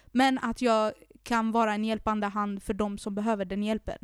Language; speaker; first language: Swedish; early bilingual, other home language; Arabic